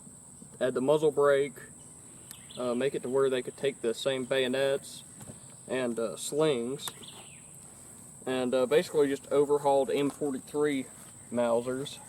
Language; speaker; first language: English; native; English